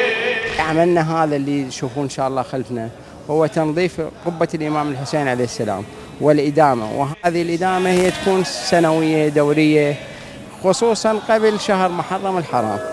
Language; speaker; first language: Arabic; native; Arabic